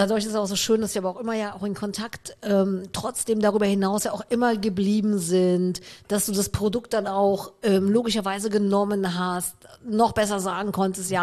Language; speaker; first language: German; native; German